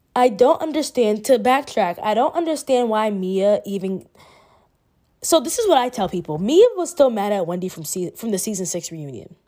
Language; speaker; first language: English; native; English